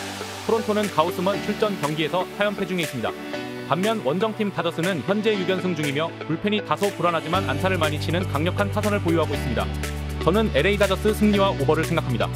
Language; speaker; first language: Korean; native; Korean